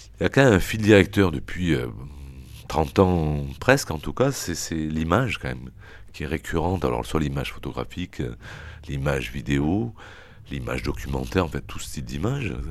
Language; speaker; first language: French; native; French